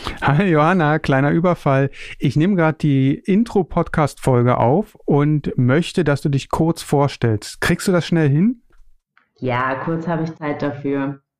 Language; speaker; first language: German; native; German